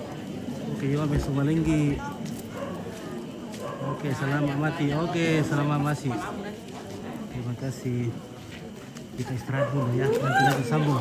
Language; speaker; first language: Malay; non-native, local second language; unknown